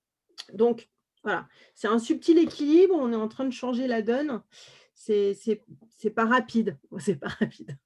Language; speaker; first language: French; native; French